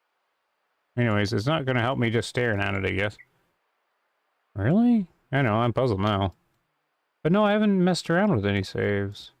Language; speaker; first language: English; native; English